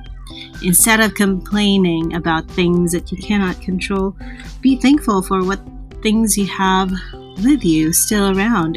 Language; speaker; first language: English; non-native, local second language; Filipino